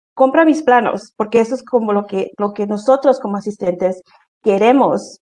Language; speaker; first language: Spanish; early bilingual, heritage; Spanish